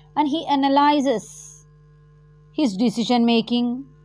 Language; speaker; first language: English; non-native, local second language; Malayalam